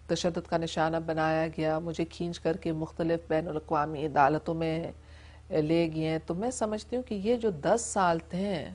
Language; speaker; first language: Urdu; non-native, local second language; English